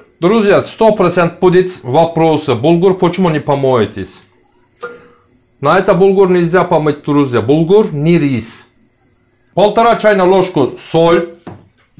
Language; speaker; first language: Russian; non-native, learner; Turkish